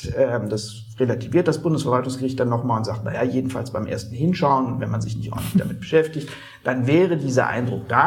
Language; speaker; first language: German; native; German